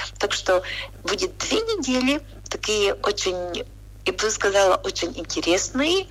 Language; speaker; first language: Russian; non-native, local second language; Latvian